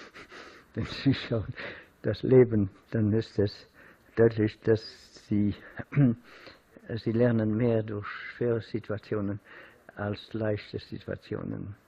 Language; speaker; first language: German; non-native, fluent; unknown